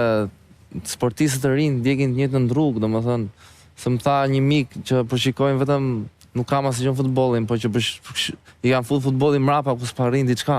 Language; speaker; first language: Albanian; native; Albanian